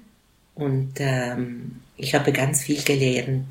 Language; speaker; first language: German; non-native, local second language; Italian